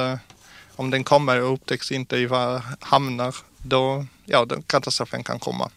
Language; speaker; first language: Swedish; non-native, fluent; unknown